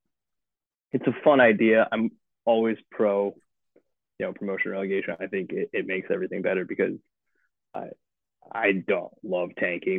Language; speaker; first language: English; native; English